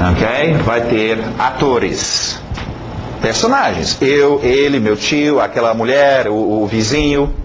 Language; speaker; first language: Portuguese; non-native, fluent; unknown